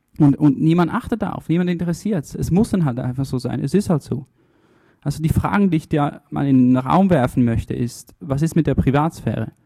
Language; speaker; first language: German; early bilingual, other home language; Italian